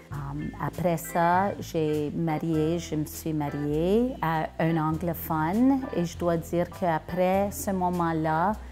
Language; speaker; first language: French; non-native, local second language; English